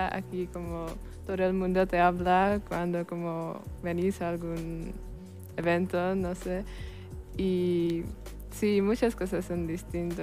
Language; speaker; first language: Spanish; non-native, learner; Czech